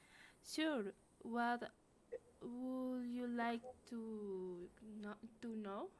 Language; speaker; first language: English; non-native, learner; Spanish